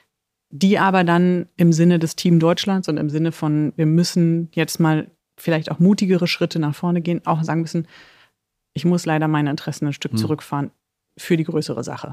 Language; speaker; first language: German; native; German